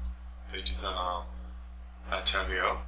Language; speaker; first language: French; non-native, learner; English